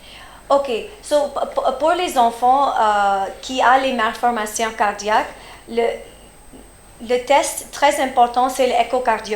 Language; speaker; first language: French; early bilingual, heritage; French